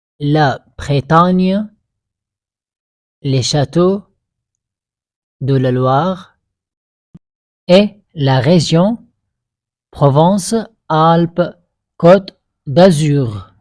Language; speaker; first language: French; non-native, fluent; Arabic